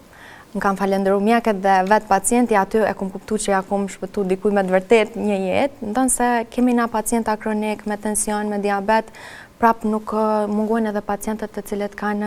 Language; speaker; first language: Albanian; native; Albanian